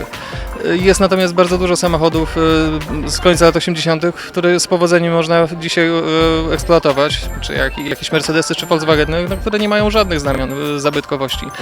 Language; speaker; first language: Polish; native; Polish